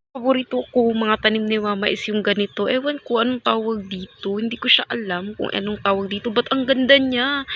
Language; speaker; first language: Filipino; non-native, local second language; Cebuano